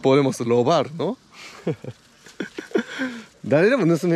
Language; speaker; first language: Spanish; non-native, fluent; Japanese